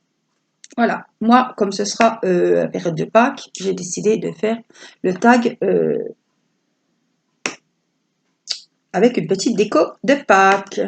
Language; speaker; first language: French; native; French